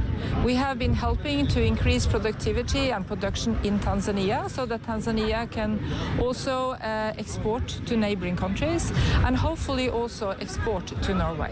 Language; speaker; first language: English; non-native, fluent; Norwegian